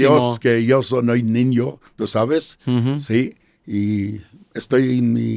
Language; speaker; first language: Spanish; non-native, fluent; Hebrew